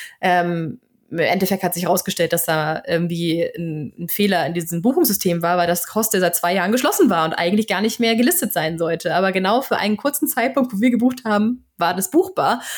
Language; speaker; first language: German; native; German